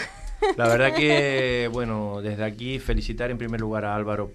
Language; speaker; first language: Spanish; native; Spanish